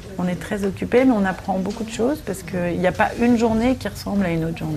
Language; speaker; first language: French; native; French